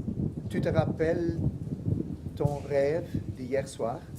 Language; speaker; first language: French; non-native, learner; Dutch